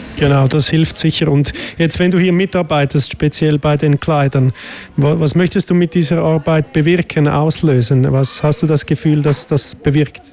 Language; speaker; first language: German; native; German